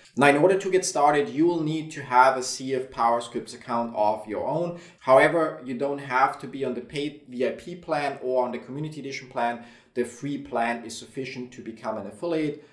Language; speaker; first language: English; non-native, fluent; German